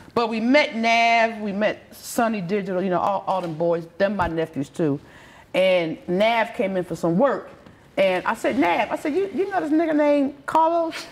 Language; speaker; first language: English; native; English